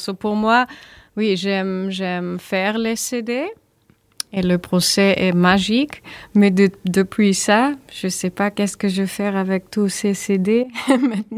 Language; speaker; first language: French; non-native, learner; German